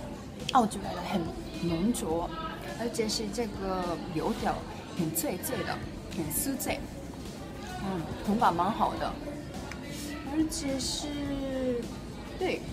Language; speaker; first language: Chinese; non-native, fluent; Japanese